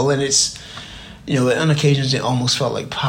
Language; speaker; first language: English; native; English